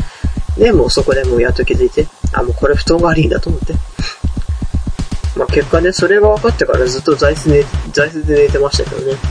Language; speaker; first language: Japanese; native; Japanese